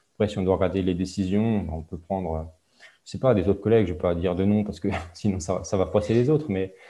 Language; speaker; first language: French; native; French